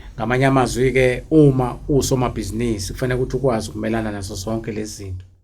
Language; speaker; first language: Zulu; native; Zulu